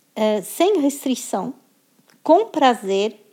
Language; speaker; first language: Portuguese; non-native, fluent; French